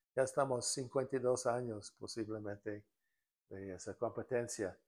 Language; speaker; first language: Spanish; non-native, fluent; English